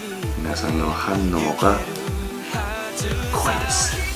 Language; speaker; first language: Japanese; non-native, learner; Korean